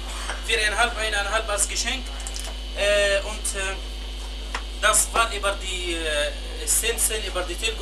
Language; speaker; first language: German; non-native, fluent; Arabic